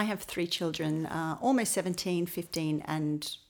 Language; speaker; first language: English; native; English